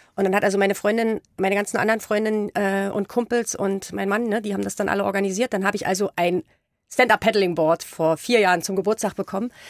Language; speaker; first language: German; native; German